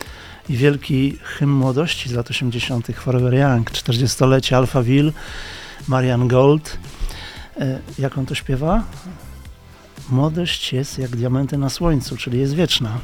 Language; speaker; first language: Polish; native; Polish